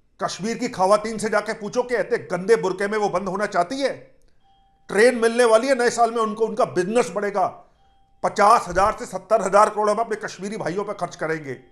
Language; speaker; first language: Hindi; native; Hindi